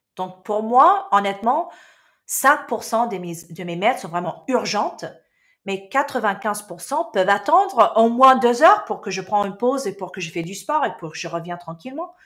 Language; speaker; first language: French; non-native, local second language; Arabic